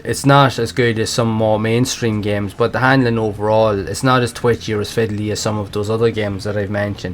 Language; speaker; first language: English; native; English